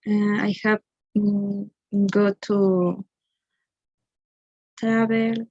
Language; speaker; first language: English; non-native, learner; Spanish